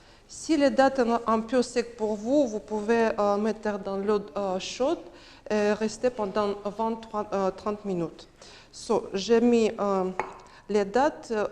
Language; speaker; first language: French; non-native, learner; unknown